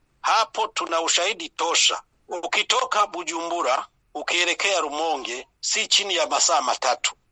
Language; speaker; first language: Swahili; non-native, local second language; Rundi